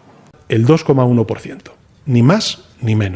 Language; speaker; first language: Spanish; native; Spanish